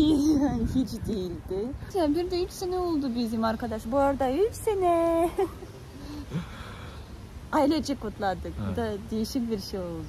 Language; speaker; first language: Turkish; non-native, learner; Russian